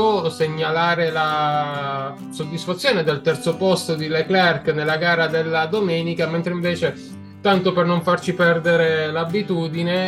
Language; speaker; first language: Italian; native; Italian